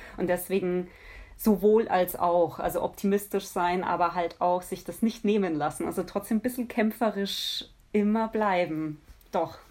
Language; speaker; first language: German; early bilingual, other home language; Polish